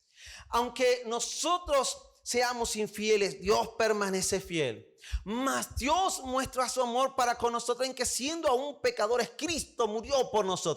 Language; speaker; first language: Spanish; native; Spanish